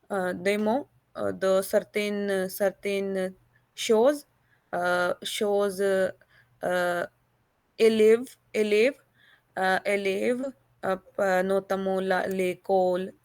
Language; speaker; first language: French; non-native, learner; Hindi